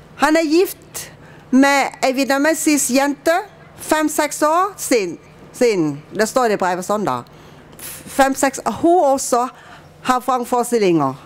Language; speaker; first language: Norwegian; non-native, fluent; Vietnamese